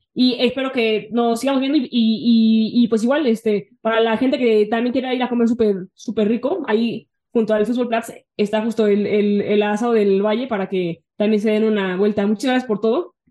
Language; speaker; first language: Spanish; native; Spanish